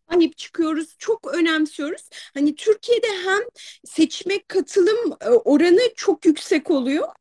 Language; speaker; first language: Turkish; native; Turkish